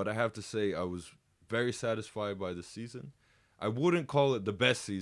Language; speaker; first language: English; native; English